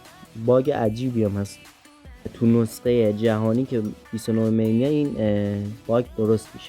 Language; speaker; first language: Persian; native; Persian